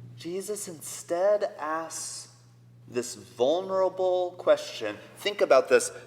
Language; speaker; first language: English; native; English